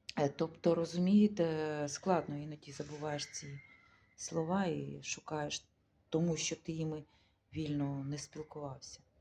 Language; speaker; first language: Ukrainian; non-native, local second language; Russian